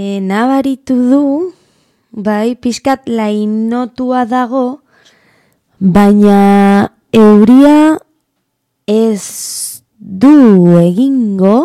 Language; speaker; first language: Basque; non-native, learner; Spanish